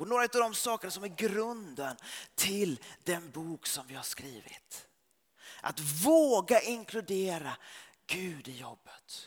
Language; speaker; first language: Swedish; early bilingual, heritage; Swedish